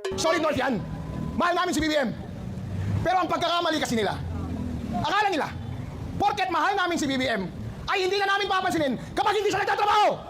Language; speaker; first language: Filipino; non-native, local second language; Iloko